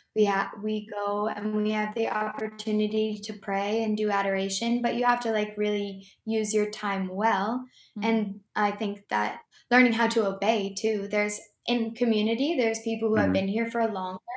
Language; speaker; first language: English; native; English